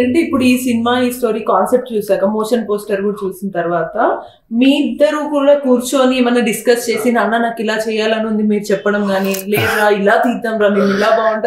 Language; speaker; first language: Telugu; native; Telugu